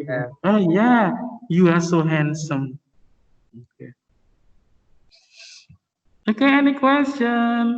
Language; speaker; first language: English; non-native, fluent; Indonesian